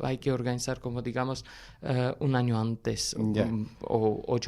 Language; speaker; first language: Spanish; non-native, fluent; Armenian